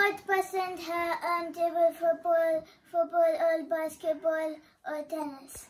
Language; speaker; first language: Hindi; early bilingual, heritage; Hindi